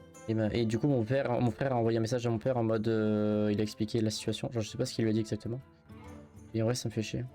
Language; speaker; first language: French; native; French